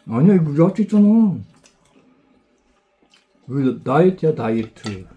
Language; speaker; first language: Korean; non-native, learner; Filipino